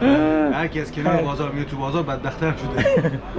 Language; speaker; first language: Persian; native; Persian